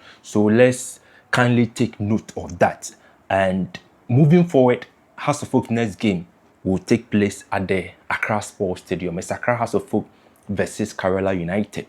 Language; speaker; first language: English; non-native, local second language; Akan